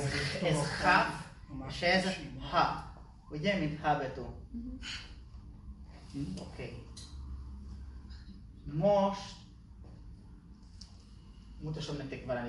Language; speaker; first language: Hungarian; non-native, learner; Hebrew